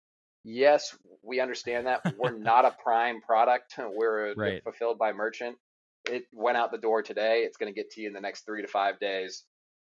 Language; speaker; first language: English; native; English